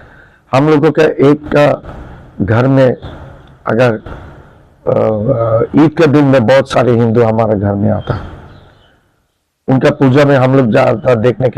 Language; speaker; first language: Hindi; non-native, learner; Bangla